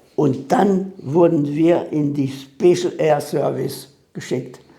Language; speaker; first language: German; native; German